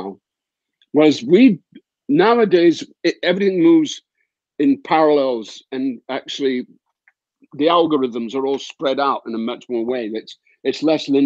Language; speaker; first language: English; native; English